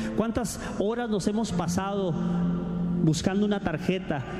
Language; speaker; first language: Spanish; native; Spanish